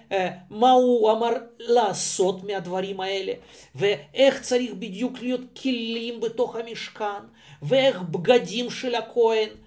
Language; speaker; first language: Hebrew; non-native, fluent; Russian